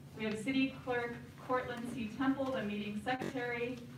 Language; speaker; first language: English; native; English